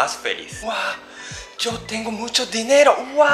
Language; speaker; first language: Spanish; non-native, learner; Japanese